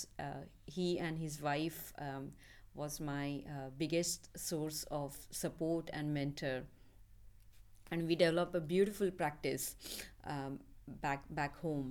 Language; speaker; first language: English; non-native, local second language; Marathi